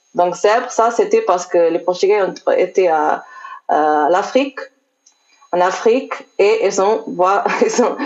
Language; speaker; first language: French; non-native, learner; Portuguese